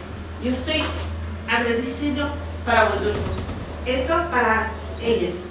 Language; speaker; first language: Spanish; non-native, learner; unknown